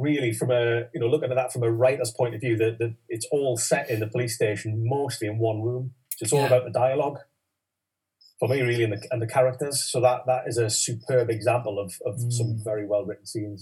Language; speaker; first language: English; native; English